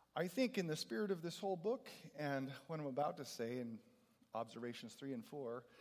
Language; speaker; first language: English; native; English